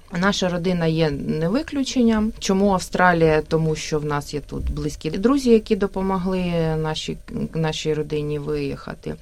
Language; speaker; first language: Ukrainian; native; Ukrainian